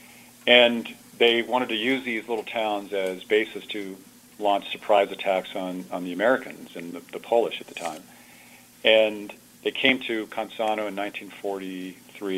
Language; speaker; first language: English; early bilingual, other home language; Italian